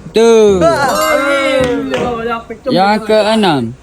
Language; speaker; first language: Malay; native; Malay